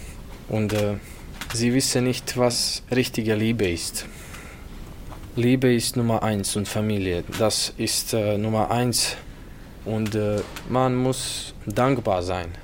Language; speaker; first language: German; non-native, learner; Bosnian